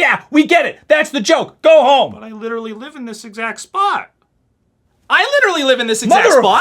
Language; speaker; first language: English; native; English